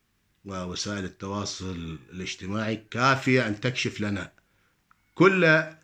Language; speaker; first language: Arabic; native; Arabic